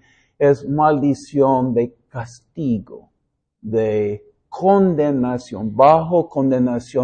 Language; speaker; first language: Spanish; non-native, fluent; English